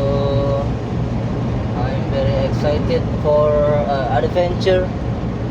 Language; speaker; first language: English; non-native, learner; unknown